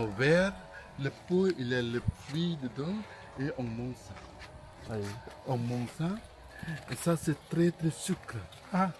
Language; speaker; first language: French; non-native, learner; Indonesian